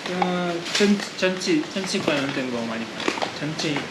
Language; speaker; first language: Korean; non-native, learner; Russian